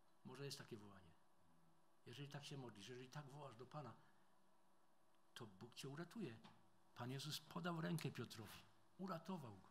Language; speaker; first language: Polish; native; Polish